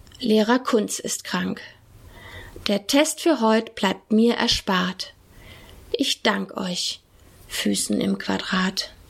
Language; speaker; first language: German; native; German